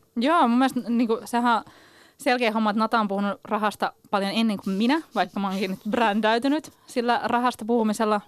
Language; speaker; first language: Finnish; native; Finnish